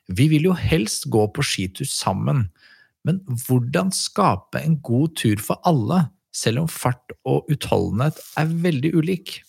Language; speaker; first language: Norwegian; native; Norwegian